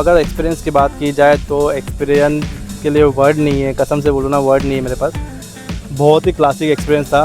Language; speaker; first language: Hindi; native; Hindi